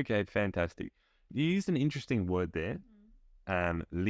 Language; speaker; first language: English; native; English